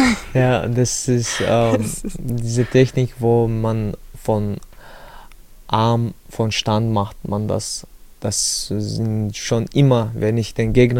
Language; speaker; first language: German; early bilingual, other home language; Chechen